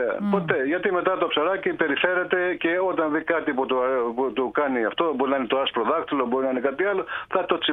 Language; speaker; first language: Greek; native; Greek